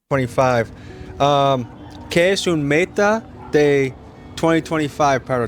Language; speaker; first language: Spanish; non-native, learner; English